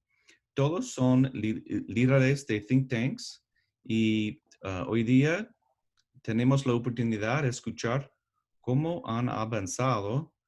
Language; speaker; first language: Spanish; non-native, learner; English